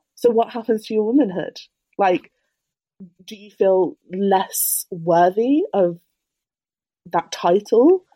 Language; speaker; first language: English; native; English